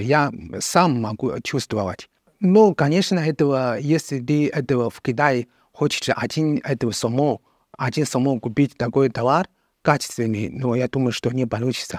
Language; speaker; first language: Russian; non-native, learner; Chinese